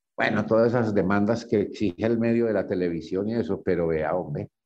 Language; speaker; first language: Spanish; native; Spanish